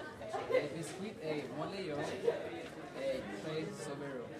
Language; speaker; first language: French; non-native, learner; English